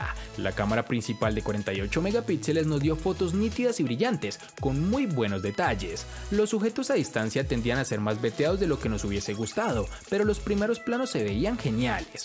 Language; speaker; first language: Spanish; native; Spanish